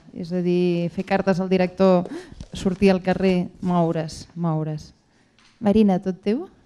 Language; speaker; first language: Catalan; native; Catalan